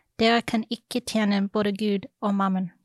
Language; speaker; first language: Norwegian; non-native, fluent; English